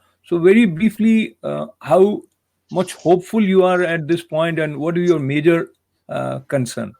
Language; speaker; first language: English; non-native, local second language; Hindi